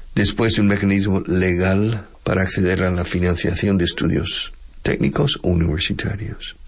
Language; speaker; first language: Spanish; non-native, fluent; English